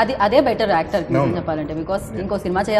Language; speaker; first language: Telugu; native; Telugu